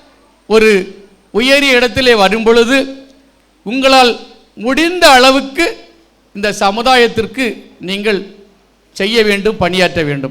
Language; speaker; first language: Tamil; native; Tamil